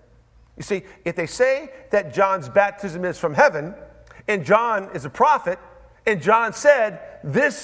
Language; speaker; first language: English; native; English